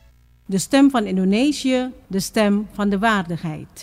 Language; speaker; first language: Dutch; non-native, fluent; Indonesian